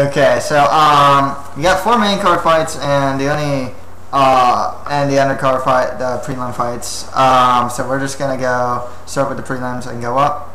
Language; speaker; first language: English; native; English